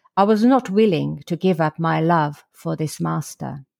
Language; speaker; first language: English; non-native, fluent; Slovak